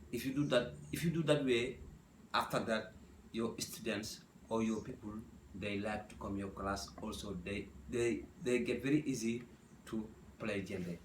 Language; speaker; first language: English; non-native, learner; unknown